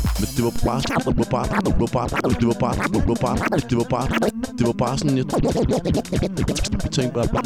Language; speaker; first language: Danish; native; Danish